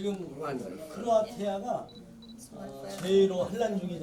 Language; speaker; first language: Korean; native; Korean